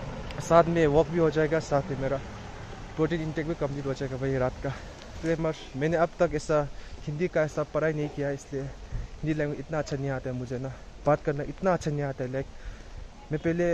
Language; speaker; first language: Hindi; non-native, local second language; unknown